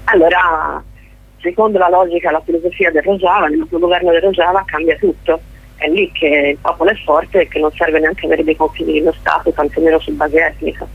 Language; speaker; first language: Italian; native; Italian